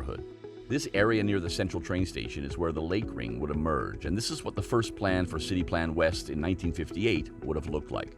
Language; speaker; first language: English; native; English